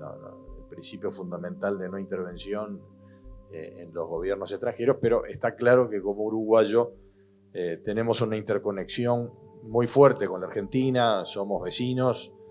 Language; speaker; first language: Spanish; native; Spanish